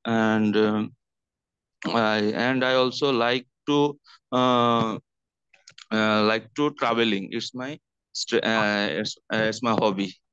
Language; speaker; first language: English; non-native, learner; Bangla